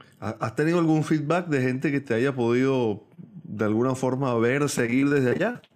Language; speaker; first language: Spanish; native; Spanish